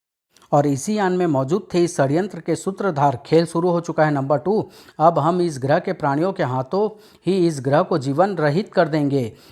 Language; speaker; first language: Hindi; native; Hindi